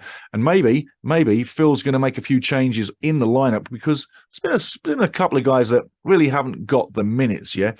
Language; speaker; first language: English; native; English